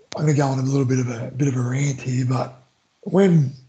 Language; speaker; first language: English; native; English